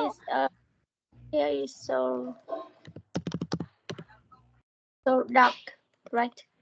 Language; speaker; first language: English; non-native, learner; Vietnamese